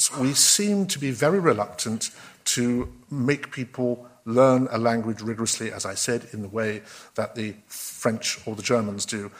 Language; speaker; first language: English; native; English